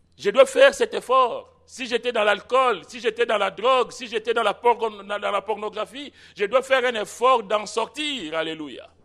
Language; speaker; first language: French; non-native, local second language; Lingala